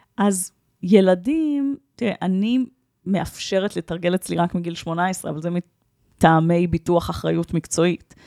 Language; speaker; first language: Hebrew; native; Hebrew